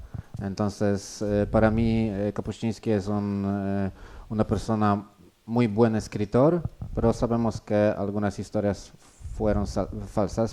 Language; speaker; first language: Spanish; non-native, learner; Polish